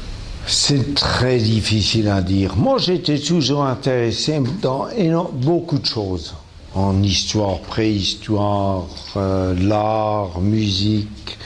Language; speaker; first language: French; non-native, local second language; German